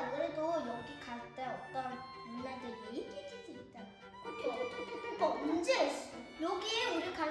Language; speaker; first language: Korean; early bilingual, heritage; Korean